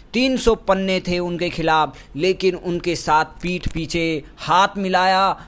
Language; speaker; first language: Hindi; native; Hindi